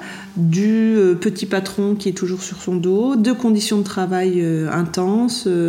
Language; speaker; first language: French; native; French